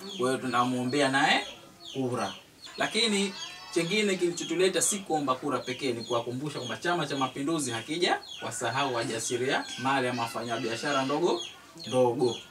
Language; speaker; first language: Swahili; native; Swahili